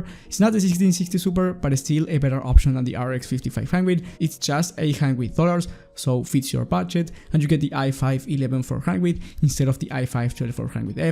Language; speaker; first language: English; non-native, fluent; Spanish